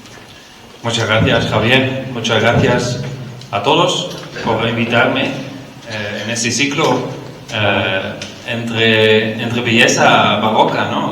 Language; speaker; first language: Spanish; non-native, fluent; Dutch